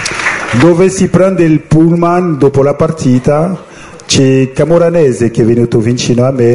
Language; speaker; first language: Italian; non-native, fluent; French